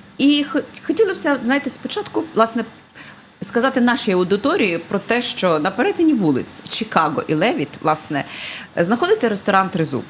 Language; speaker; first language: Ukrainian; native; Ukrainian